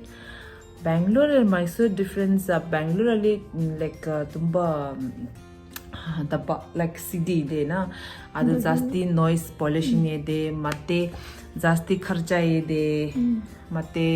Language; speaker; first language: Kannada; non-native, local second language; Tibetan